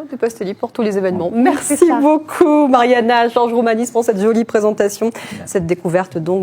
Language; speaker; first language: French; native; French